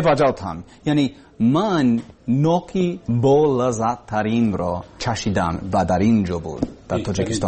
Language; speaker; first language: Persian; non-native, learner; English